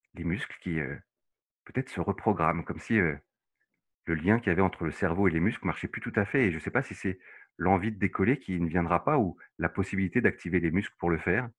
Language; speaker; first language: French; native; French